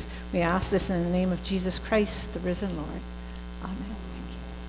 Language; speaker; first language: English; native; English